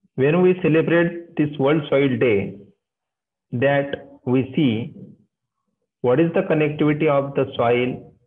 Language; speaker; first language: English; non-native, local second language; Marathi